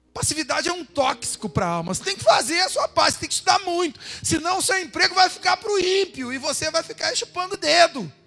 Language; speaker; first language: Portuguese; native; Portuguese